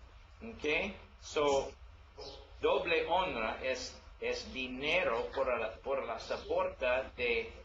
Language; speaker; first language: Spanish; non-native, learner; English